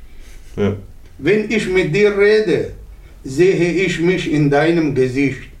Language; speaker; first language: German; non-native, learner; Arabic